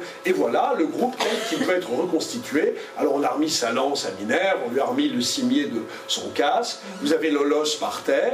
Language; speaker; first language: French; native; French